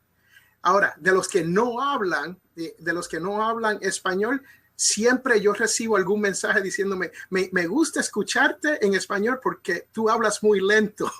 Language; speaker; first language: Spanish; early bilingual, other home language; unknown